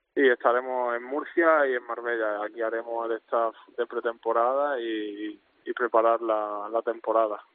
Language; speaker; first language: Spanish; native; Spanish